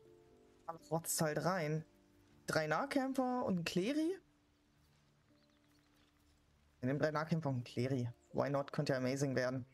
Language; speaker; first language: German; native; German